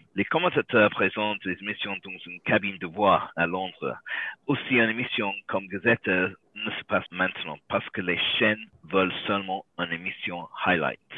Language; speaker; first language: French; non-native, learner; English